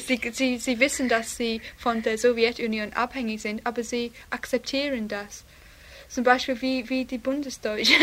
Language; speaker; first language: German; non-native, learner; English